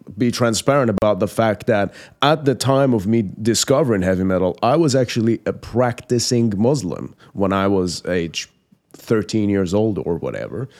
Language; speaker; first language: English; non-native, fluent; Persian